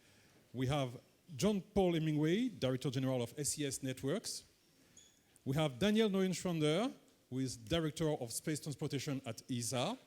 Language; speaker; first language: English; non-native, fluent; French